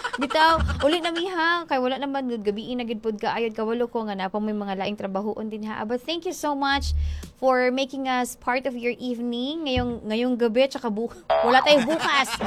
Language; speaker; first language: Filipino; non-native, local second language; Cebuano